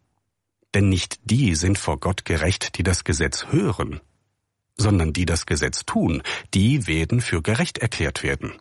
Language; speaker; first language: German; native; German